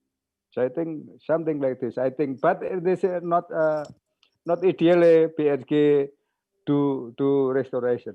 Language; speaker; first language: English; non-native, learner; Indonesian